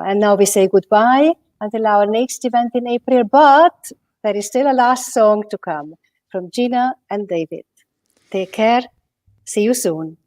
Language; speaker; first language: English; non-native, fluent; Hungarian